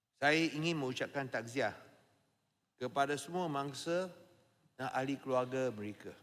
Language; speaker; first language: Malay; non-native, local second language; Chinese